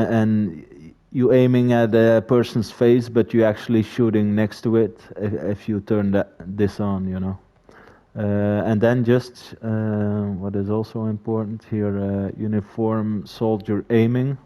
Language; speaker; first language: English; non-native, fluent; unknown